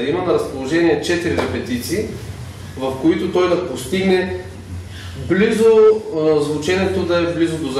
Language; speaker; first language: Bulgarian; native; Bulgarian